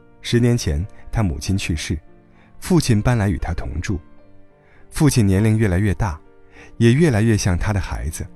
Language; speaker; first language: Chinese; native; Chinese